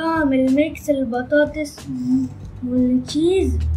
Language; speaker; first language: Arabic; native; Arabic